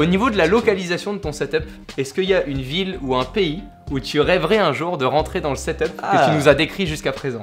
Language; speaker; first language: French; native; French